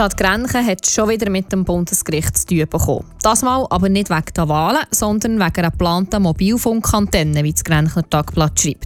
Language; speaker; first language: German; native; German